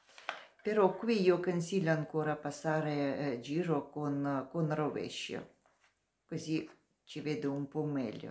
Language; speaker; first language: Italian; non-native, learner; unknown